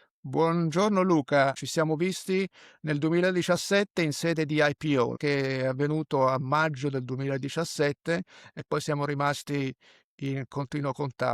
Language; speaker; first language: Italian; native; Italian